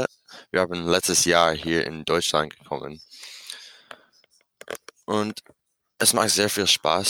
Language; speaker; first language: German; non-native, learner; English